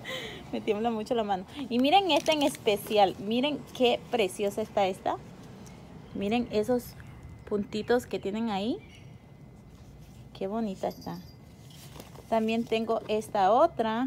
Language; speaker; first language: Spanish; native; Spanish